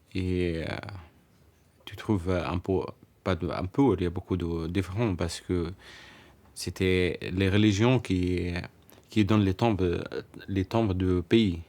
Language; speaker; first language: French; non-native, learner; Arabic